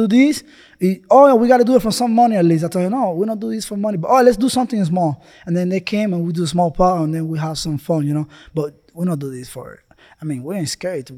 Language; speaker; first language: English; non-native, fluent; Spanish